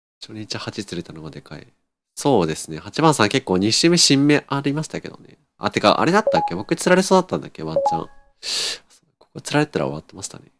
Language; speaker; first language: Japanese; native; Japanese